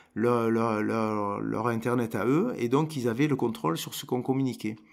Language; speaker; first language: French; native; French